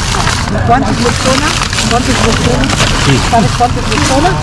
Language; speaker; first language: Spanish; non-native, learner; Arabic